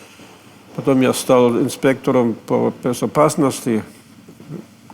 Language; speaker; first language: Russian; non-native, fluent; German